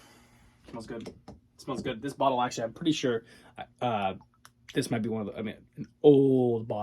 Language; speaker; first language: English; native; English